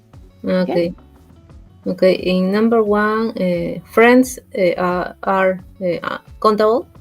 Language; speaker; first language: English; non-native, learner; Spanish